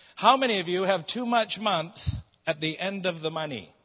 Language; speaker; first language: English; native; English